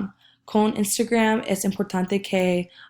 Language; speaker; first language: Spanish; non-native, learner; English